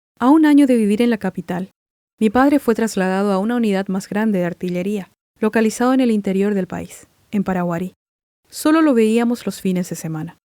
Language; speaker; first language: Spanish; non-native, local second language; Guarani